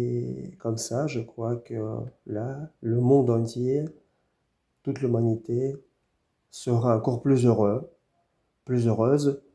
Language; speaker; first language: French; non-native, fluent; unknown